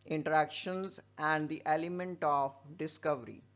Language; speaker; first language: English; non-native, local second language; Punjabi